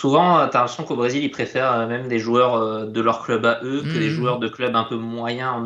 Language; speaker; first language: French; native; French